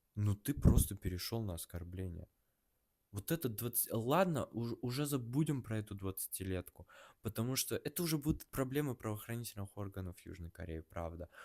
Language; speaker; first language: Russian; native; Russian